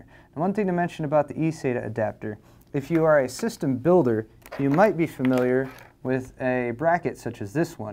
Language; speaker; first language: English; native; English